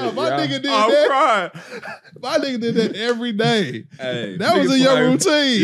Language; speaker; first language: English; native; English